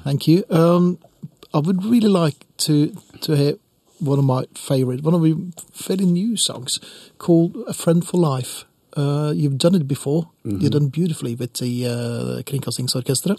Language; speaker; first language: English; non-native, fluent; Norwegian